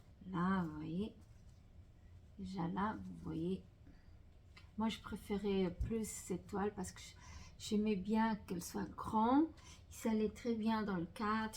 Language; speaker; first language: French; non-native, fluent; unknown